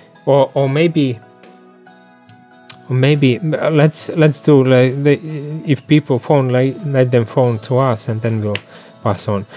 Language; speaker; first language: English; non-native, fluent; Latvian